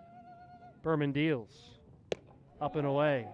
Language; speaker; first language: English; native; English